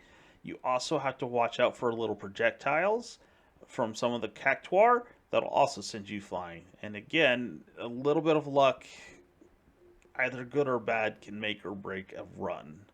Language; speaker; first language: English; native; English